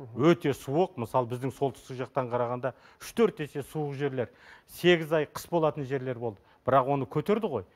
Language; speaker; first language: Kazakh; native; Kazakh